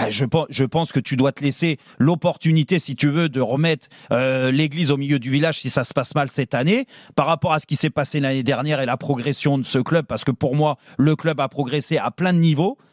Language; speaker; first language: French; native; French